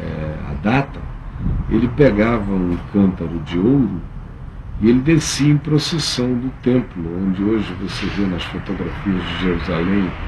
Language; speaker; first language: Portuguese; native; Portuguese